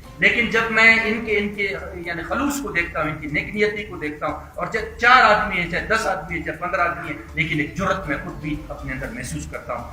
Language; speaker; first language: Urdu; non-native, local second language; Baluchi